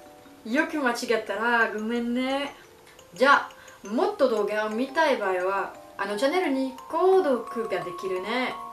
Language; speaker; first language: Japanese; non-native, learner; French